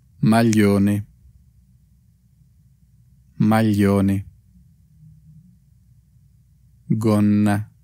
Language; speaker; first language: Italian; non-native, fluent; Spanish